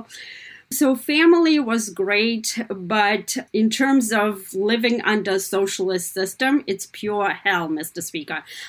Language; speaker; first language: English; non-native, fluent; Kazakh